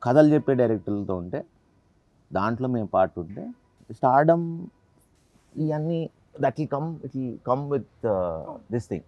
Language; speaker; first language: Telugu; native; Telugu